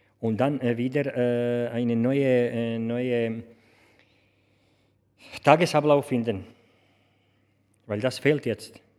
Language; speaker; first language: German; non-native, learner; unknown